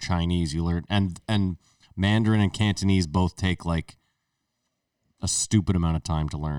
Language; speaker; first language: English; native; English